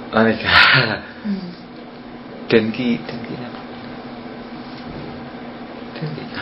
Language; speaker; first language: Japanese; non-native, learner; Indonesian